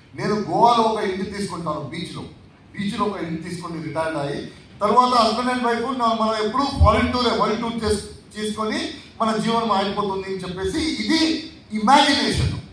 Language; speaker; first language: Telugu; non-native, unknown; Tulu